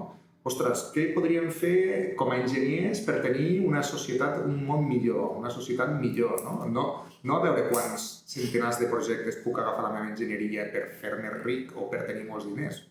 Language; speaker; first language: Catalan; native; Catalan